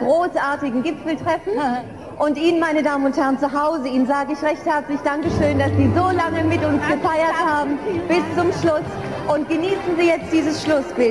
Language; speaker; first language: German; native; German